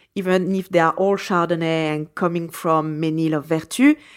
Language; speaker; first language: English; non-native, fluent; French